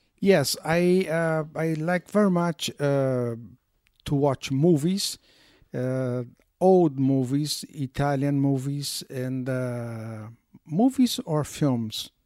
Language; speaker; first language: English; non-native, learner; Portuguese